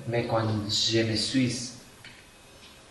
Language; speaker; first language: French; non-native, fluent; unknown